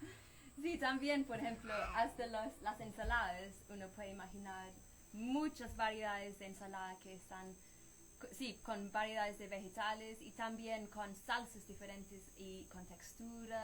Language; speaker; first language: Spanish; non-native, fluent; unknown